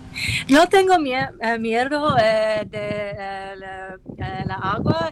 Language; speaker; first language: Spanish; non-native, learner; English